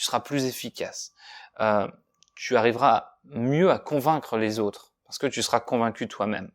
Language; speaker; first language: French; native; French